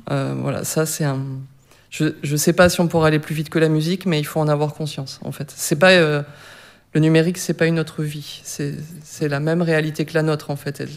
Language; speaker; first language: French; native; French